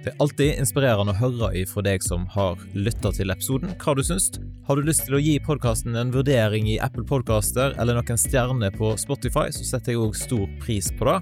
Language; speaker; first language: Norwegian; native; Norwegian